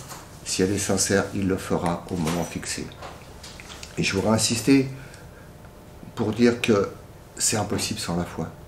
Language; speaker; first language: French; native; French